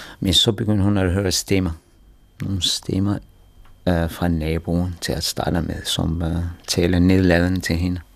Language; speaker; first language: Danish; non-native, fluent; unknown